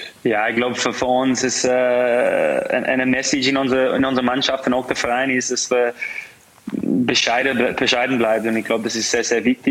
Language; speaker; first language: German; non-native, fluent; English